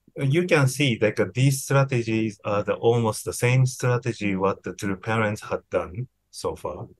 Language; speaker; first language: English; non-native, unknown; Japanese